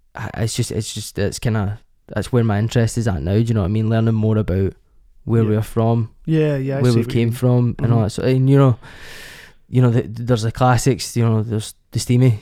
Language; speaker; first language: English; native; English